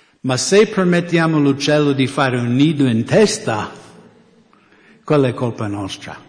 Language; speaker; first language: Italian; non-native, fluent; English